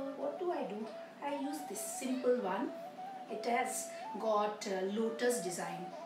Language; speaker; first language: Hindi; non-native, local second language; Bangla